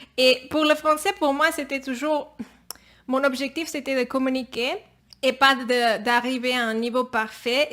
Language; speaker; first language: French; non-native, fluent; Catalan